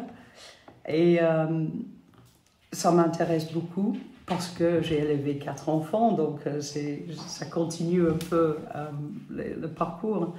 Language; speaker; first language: French; non-native, fluent; English